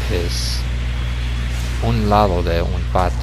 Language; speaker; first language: Spanish; non-native, learner; English